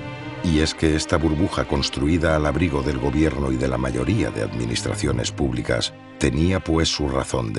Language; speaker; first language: Spanish; native; Spanish